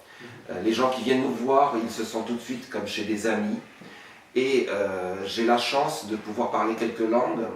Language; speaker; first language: French; non-native, local second language; Arabic